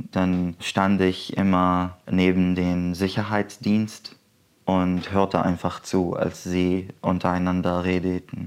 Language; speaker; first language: German; non-native, fluent; Arabic